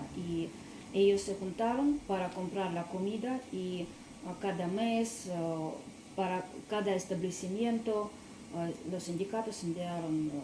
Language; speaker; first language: Spanish; non-native, learner; Russian